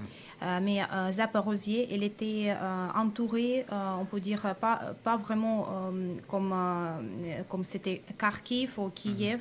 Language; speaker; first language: French; non-native, fluent; Russian